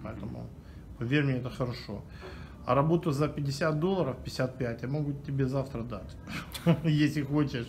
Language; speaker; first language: Russian; native; Russian